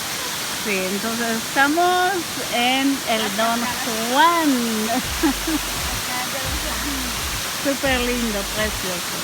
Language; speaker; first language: Spanish; non-native, fluent; Hebrew